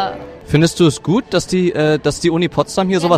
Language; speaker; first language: German; native; German